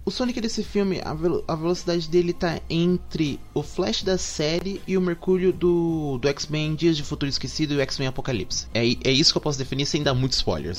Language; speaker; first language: Portuguese; native; Portuguese